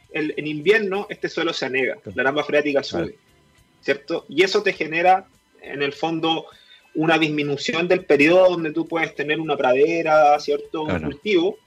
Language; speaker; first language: Spanish; native; Spanish